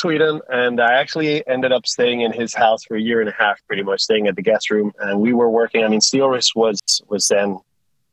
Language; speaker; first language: English; non-native, fluent; Spanish